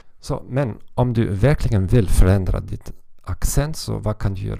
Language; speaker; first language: Swedish; non-native, learner; German